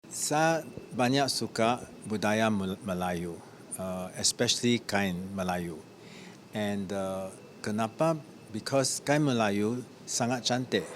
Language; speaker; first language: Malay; non-native, learner; English